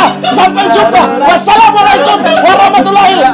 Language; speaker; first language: Indonesian; native; Indonesian